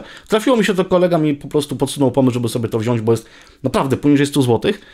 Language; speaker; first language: Polish; native; Polish